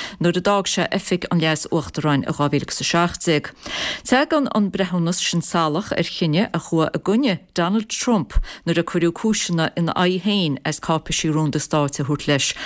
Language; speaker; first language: Irish; native; Irish